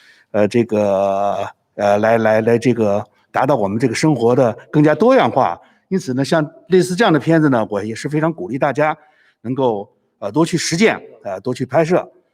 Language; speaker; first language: Chinese; native; Chinese